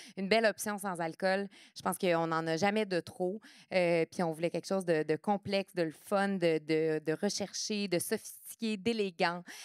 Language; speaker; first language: French; native; French